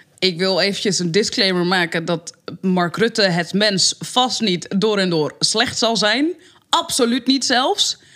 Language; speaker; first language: Dutch; native; Dutch